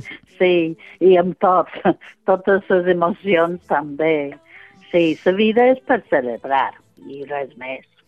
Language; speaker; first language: Catalan; non-native, fluent; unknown